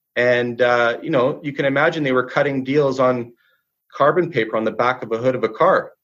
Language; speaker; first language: English; native; English